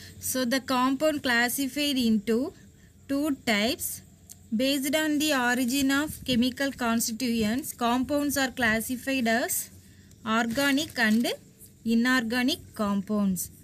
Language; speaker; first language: English; non-native, local second language; Tamil